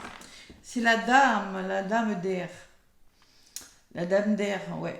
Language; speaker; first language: French; native; French